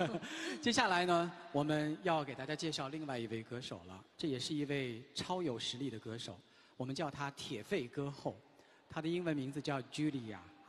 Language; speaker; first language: Chinese; native; Chinese